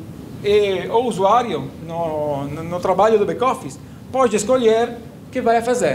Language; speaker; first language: Portuguese; non-native, fluent; Italian